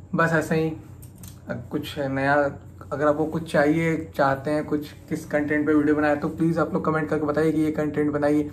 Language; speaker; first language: Hindi; native; Hindi